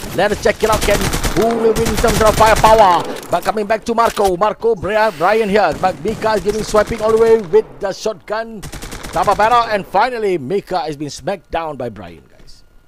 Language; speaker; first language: English; non-native, local second language; Malay